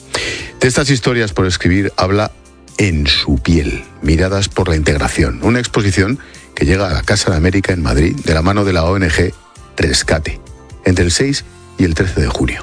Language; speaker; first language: Spanish; native; Spanish